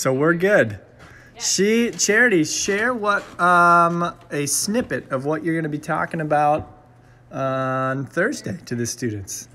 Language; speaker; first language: English; native; English